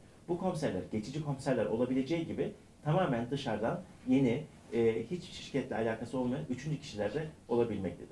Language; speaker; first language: Turkish; native; Turkish